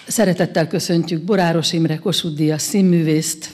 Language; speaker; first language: Hungarian; native; Hungarian